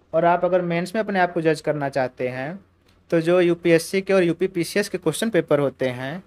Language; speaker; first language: Hindi; native; Hindi